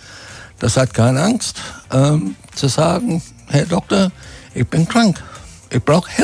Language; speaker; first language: German; non-native, fluent; English